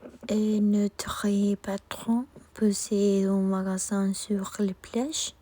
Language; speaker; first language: French; non-native, learner; Spanish